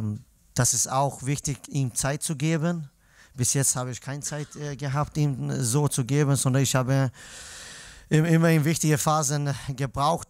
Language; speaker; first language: German; non-native, fluent; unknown